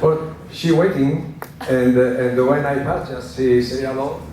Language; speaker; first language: English; non-native, learner; Italian